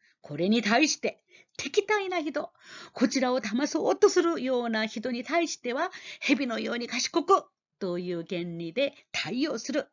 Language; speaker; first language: Japanese; non-native, fluent; Korean